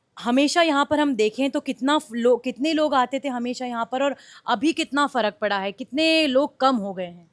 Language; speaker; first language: Hindi; native; Hindi